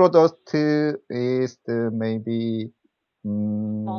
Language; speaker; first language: English; non-native, learner; Korean